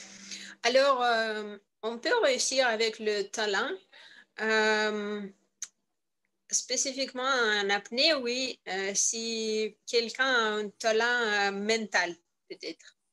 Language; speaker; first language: French; non-native, learner; Russian